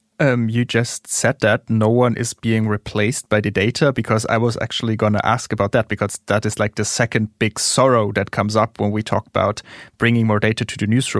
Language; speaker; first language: English; non-native, fluent; German